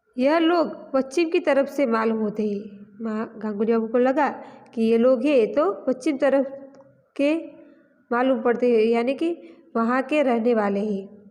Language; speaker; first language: Hindi; non-native, local second language; Gujarati